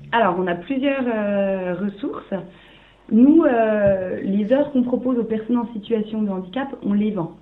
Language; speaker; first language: French; native; French